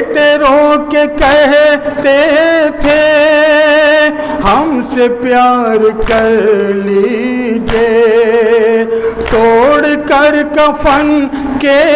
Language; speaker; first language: Urdu; native; Urdu